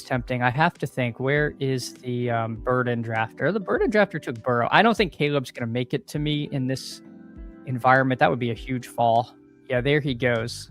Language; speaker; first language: English; native; English